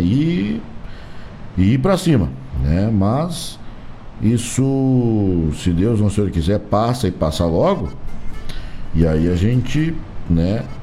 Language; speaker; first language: Portuguese; native; Portuguese